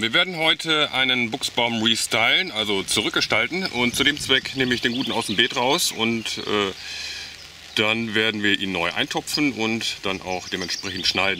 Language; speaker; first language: German; native; German